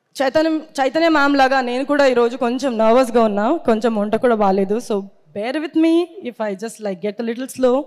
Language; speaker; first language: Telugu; non-native, learner; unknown